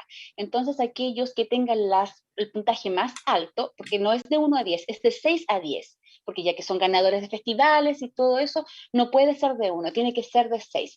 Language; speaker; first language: Spanish; native; Spanish